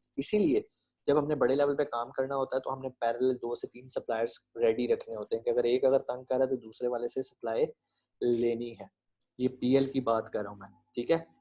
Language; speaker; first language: Urdu; native; Urdu